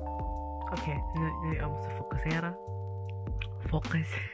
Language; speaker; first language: Swedish; early bilingual, other home language; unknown